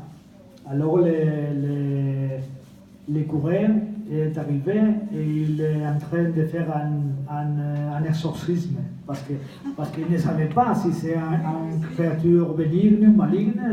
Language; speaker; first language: French; non-native, fluent; Spanish